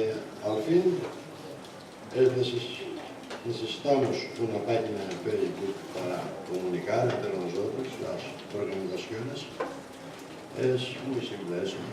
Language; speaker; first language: Spanish; non-native, learner; Greek